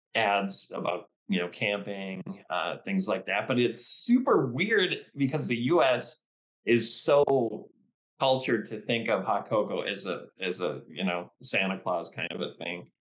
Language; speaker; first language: English; native; English